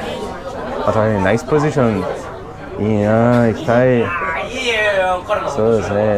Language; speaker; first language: Japanese; non-native, learner; English